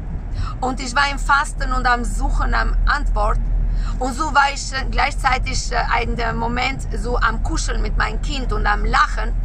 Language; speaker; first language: German; non-native, learner; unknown